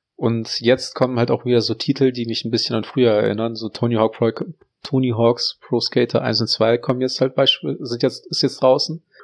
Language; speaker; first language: German; early bilingual, other home language; Russian